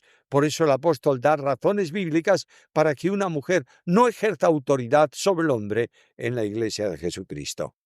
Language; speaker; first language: Spanish; native; Spanish